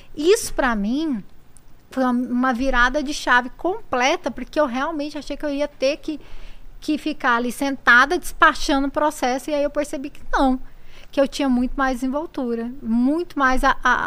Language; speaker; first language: Portuguese; native; Portuguese